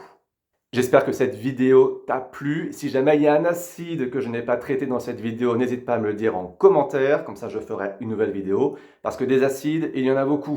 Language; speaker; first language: French; native; French